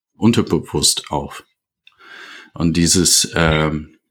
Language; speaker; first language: German; non-native, fluent; English